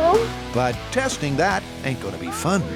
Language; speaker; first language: English; native; English